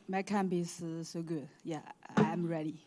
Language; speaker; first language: English; non-native, learner; Chinese